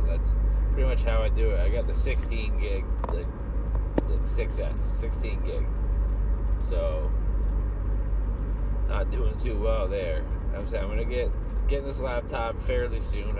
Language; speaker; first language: English; native; English